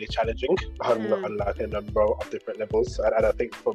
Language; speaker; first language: English; native; English